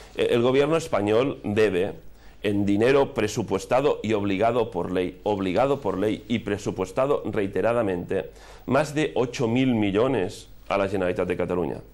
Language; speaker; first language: Spanish; non-native, local second language; Catalan